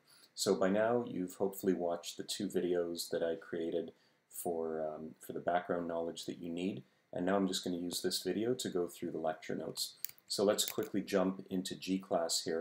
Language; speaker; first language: English; native; English